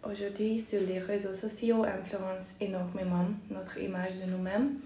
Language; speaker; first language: French; non-native, fluent; Hungarian